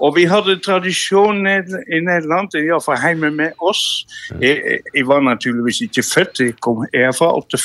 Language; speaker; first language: Norwegian; non-native, fluent; Dutch